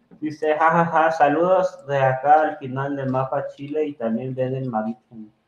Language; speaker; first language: Spanish; native; Spanish